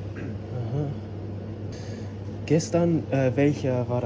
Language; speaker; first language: German; non-native, learner; English